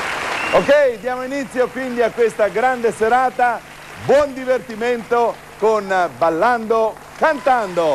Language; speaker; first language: Italian; native; Italian